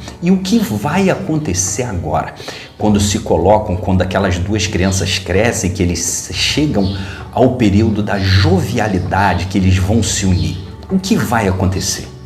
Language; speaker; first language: Portuguese; native; Portuguese